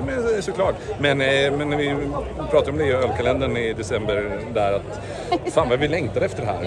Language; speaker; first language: Swedish; native; Swedish